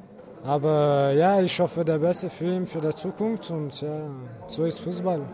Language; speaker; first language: German; non-native, learner; French